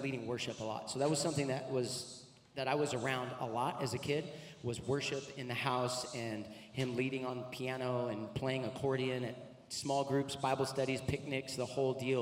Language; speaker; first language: English; native; English